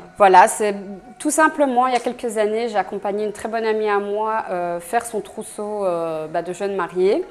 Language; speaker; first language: French; early bilingual, other home language; Spanish